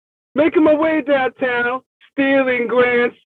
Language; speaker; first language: English; native; English